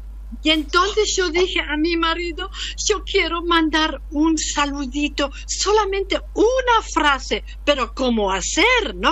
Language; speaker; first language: Spanish; non-native, learner; German